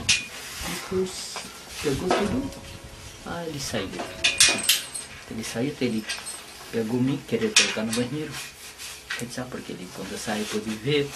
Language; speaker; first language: Portuguese; non-native, learner; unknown